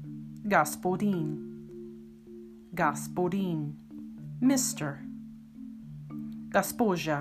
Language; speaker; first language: Russian; non-native, learner; English